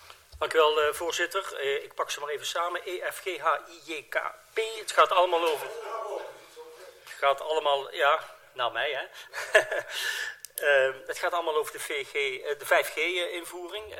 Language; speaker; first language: Dutch; native; Dutch